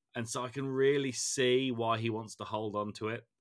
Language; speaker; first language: English; native; English